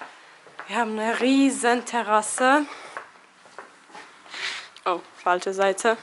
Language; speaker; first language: German; early bilingual, other home language; Albanian